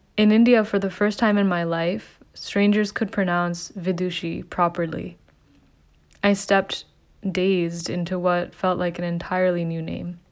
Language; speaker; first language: English; early bilingual, other home language; Hindi